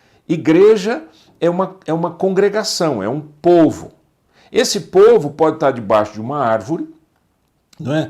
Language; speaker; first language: Portuguese; native; Portuguese